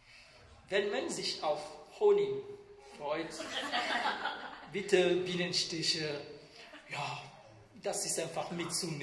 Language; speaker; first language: German; non-native, fluent; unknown